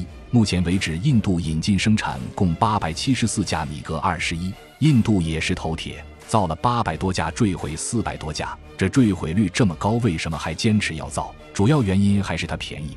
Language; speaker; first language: Chinese; native; Chinese